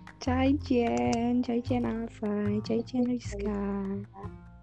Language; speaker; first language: Chinese; non-native, learner; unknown